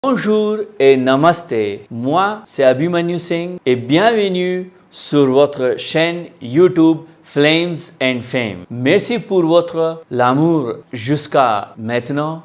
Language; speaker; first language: French; non-native, local second language; Hindi